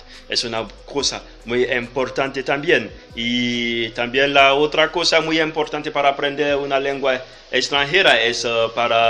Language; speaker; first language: Spanish; non-native, learner; French